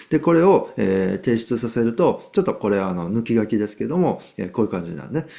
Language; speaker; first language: Japanese; native; Japanese